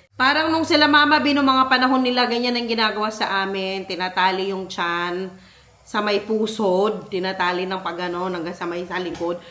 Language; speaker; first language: Filipino; non-native, local second language; Pampanga